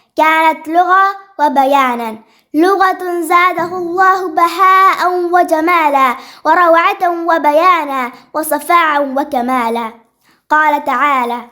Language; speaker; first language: Arabic; non-native, learner; Malayalam